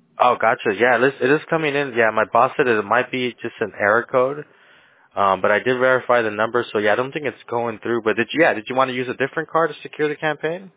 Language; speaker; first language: English; early bilingual, other home language; Spanish